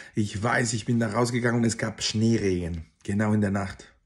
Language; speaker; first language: German; non-native, fluent; Spanish